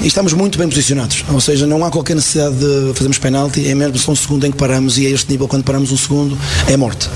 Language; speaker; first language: Portuguese; native; Portuguese